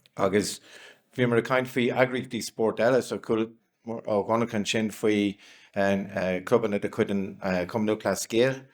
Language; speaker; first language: Irish; non-native, local second language; English